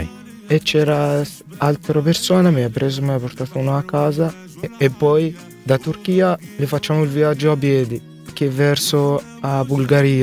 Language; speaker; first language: Italian; non-native, learner; Arabic